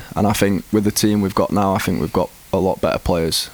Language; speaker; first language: English; native; English